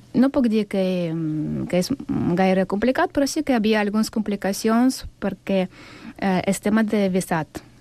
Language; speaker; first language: Catalan; non-native, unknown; Russian